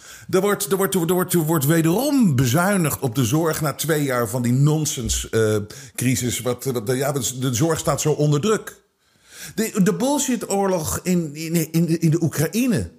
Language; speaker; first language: Dutch; native; Dutch